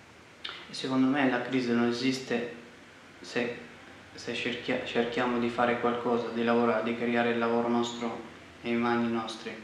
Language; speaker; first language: Italian; non-native, fluent; Arabic